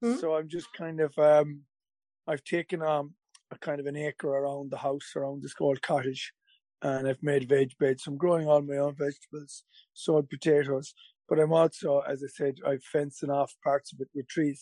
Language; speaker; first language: English; native; English